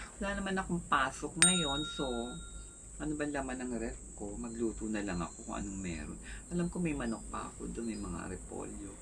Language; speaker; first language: Filipino; native; Filipino